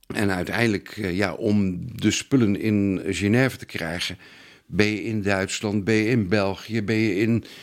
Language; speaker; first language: Dutch; native; Dutch